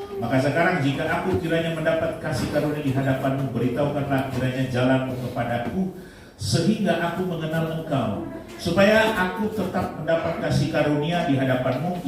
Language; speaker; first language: Indonesian; native; Indonesian